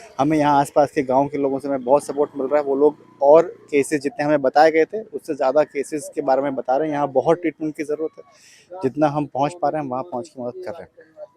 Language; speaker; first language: Hindi; non-native, local second language; Gujarati